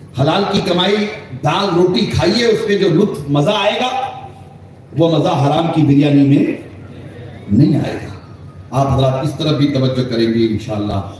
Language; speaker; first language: Urdu; native; Urdu